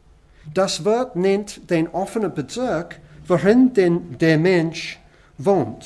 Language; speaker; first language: German; non-native, learner; English